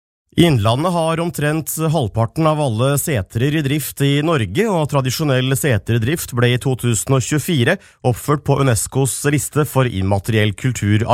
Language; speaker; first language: Norwegian; native; Norwegian